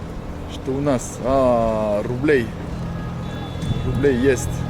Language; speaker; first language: Russian; non-native, learner; French